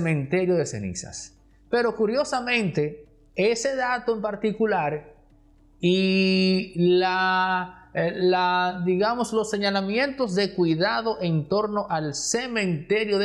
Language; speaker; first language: Spanish; native; Spanish